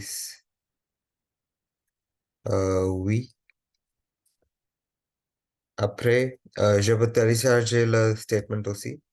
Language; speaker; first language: French; non-native, learner; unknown